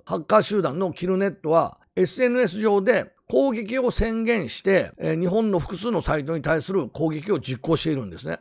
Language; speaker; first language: Japanese; native; Japanese